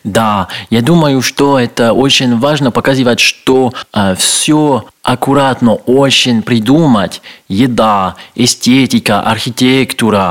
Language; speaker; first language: Russian; non-native, learner; French